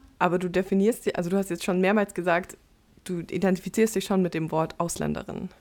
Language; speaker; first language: German; native; German